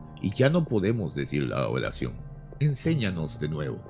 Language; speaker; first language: Spanish; native; Spanish